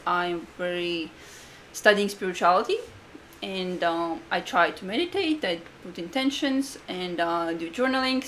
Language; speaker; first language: English; non-native, fluent; Latvian